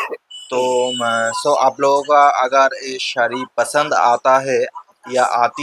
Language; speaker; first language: Hindi; non-native, local second language; Bangla